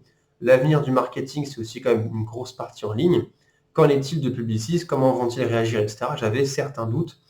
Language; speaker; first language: French; native; French